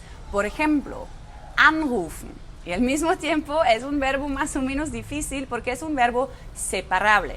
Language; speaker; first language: Spanish; non-native, fluent; German